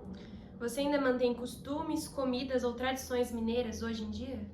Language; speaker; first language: Portuguese; native; Portuguese